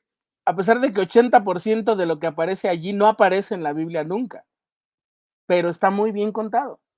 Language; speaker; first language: Spanish; native; Spanish